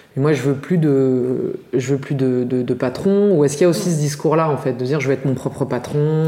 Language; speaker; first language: French; native; French